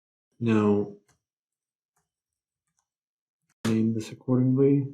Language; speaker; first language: English; non-native, fluent; Lithuanian